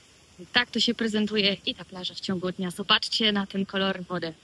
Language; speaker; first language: Polish; native; Polish